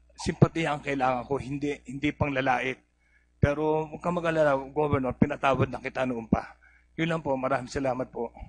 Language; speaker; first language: Filipino; native; Filipino